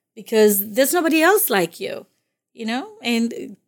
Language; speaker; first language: English; non-native, fluent; Spanish